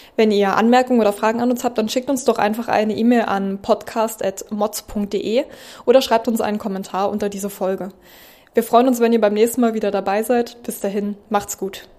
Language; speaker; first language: German; native; German